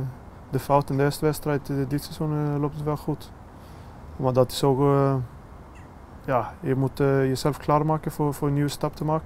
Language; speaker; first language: Dutch; non-native, fluent; Swedish